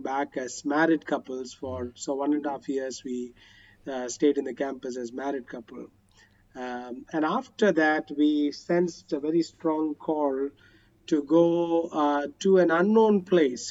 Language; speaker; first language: English; non-native, local second language; Malayalam